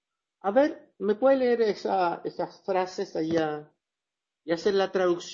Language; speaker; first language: Spanish; non-native, fluent; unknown